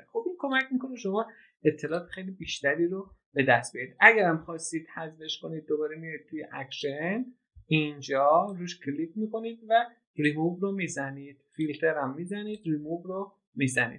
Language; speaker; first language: Persian; native; Persian